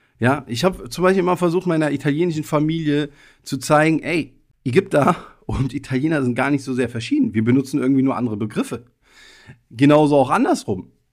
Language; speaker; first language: German; early bilingual, other home language; Italian